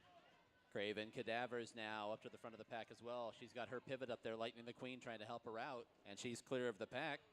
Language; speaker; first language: English; native; English